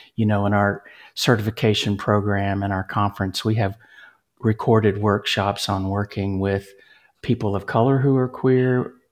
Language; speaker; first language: English; native; English